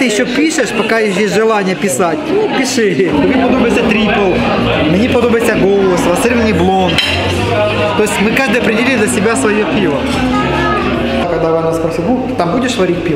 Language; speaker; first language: Russian; native; Russian